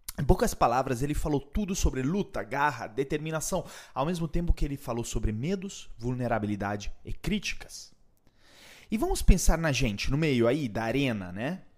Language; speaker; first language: Portuguese; non-native, fluent; Italian